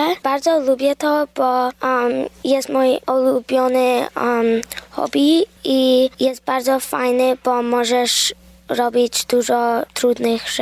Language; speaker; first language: Polish; early bilingual, heritage; Polish